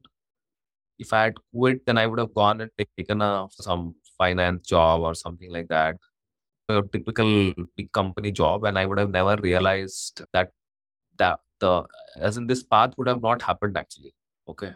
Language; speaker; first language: English; non-native, local second language; Hindi